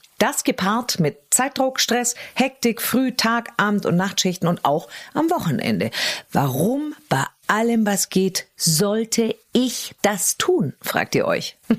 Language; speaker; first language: German; native; German